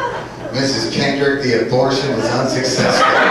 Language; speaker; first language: English; native; English